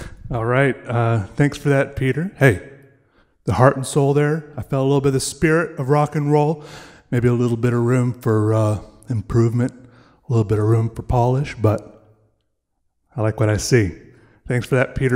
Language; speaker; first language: English; native; English